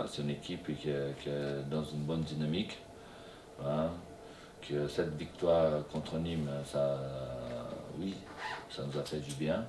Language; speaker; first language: French; non-native, fluent; Portuguese